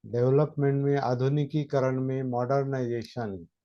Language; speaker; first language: Hindi; non-native, local second language; Marathi